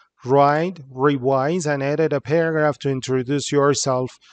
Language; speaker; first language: English; non-native, fluent; Persian